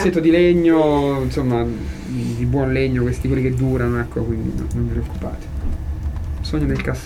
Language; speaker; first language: Italian; native; Italian